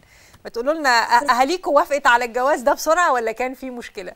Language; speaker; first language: Arabic; native; Arabic